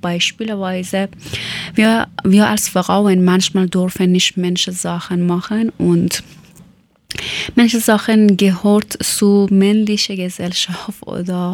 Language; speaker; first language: German; non-native, fluent; Persian